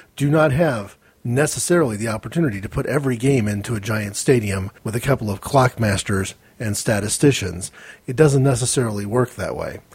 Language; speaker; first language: English; native; English